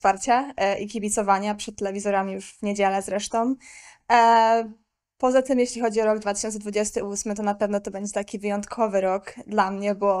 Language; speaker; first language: Polish; native; Polish